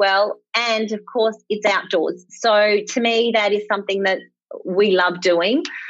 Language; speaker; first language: English; native; English